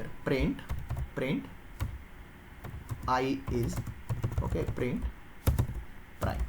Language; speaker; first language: English; non-native, local second language; Hindi